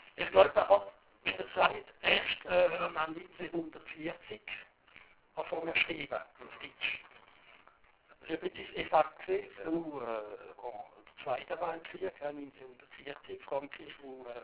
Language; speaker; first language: German; non-native, local second language; French